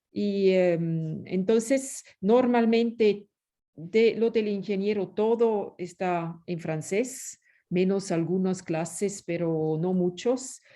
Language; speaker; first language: Spanish; non-native, fluent; French